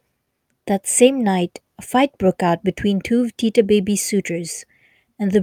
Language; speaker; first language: English; non-native, local second language; Filipino